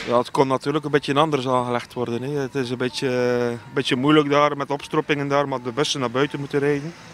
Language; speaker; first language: Dutch; native; Dutch